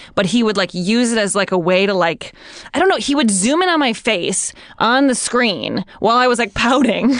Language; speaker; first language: English; native; English